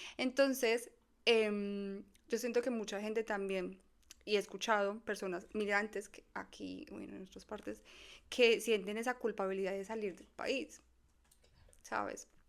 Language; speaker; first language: Spanish; native; Spanish